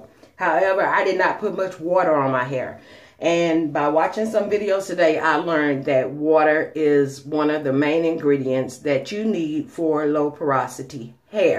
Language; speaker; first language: English; native; English